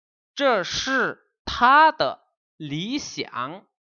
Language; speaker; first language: Chinese; non-native, fluent; Lao